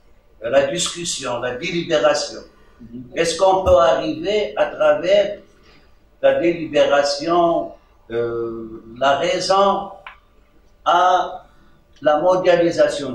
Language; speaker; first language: French; non-native, local second language; Arabic